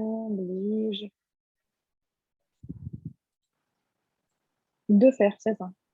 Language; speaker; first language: French; non-native, fluent; Russian